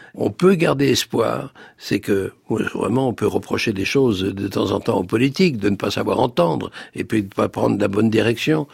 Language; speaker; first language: French; native; French